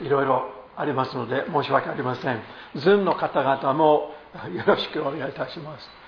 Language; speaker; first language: Japanese; non-native, fluent; English